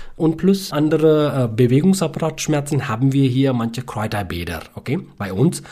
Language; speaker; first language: German; non-native, learner; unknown